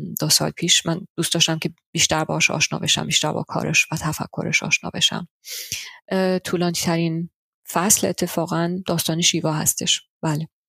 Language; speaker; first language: Persian; early bilingual, heritage; Persian